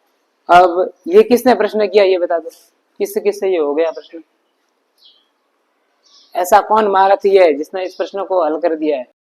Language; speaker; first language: Hindi; native; Hindi